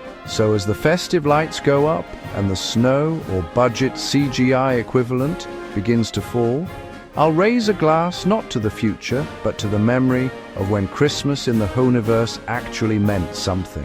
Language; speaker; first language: English; native; English